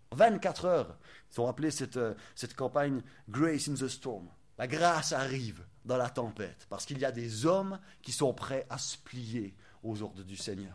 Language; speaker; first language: French; native; French